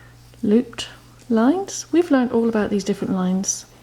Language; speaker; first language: English; native; English